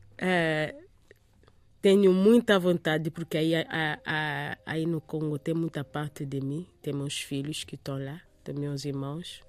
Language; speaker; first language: Portuguese; non-native, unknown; Lingala